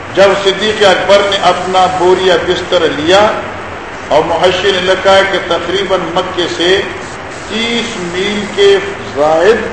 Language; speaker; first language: Urdu; non-native, local second language; Northern Hindko